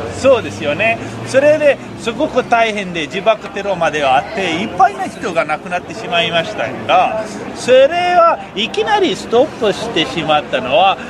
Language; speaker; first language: Japanese; non-native, fluent; Persian